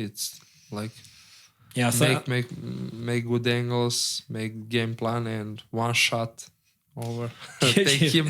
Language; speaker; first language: English; non-native, learner; Serbian